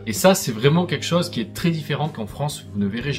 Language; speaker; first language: French; native; French